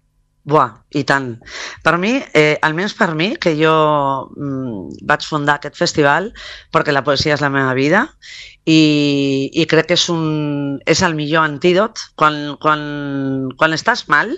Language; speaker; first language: Catalan; non-native, local second language; Spanish